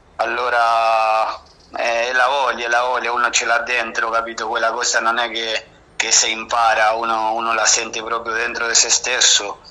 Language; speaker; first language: Italian; non-native, fluent; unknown